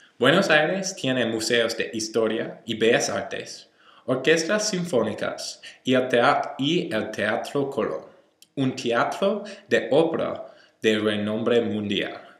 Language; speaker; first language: Spanish; non-native, learner; English